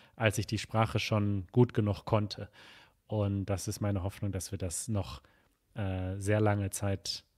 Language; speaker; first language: German; native; German